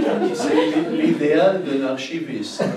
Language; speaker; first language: French; non-native, fluent; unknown